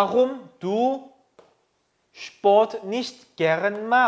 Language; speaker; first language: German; non-native, fluent; Korean